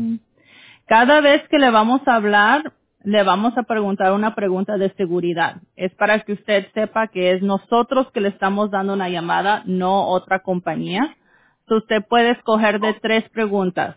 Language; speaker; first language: Spanish; early bilingual, heritage; Spanish